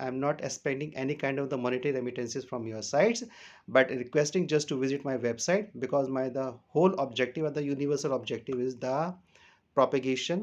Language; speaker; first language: English; non-native, local second language; Hindi